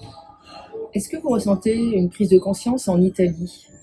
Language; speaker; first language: French; native; French